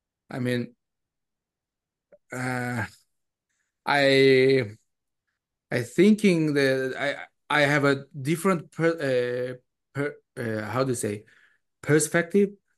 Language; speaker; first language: English; non-native, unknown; Korean